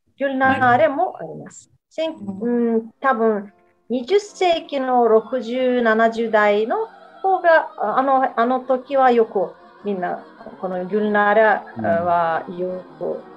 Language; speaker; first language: Japanese; non-native, fluent; Azerbaijani